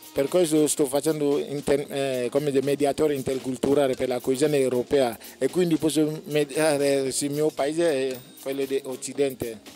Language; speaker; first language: Italian; non-native, learner; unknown